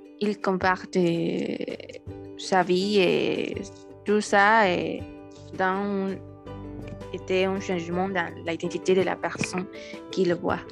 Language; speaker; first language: French; non-native, learner; Spanish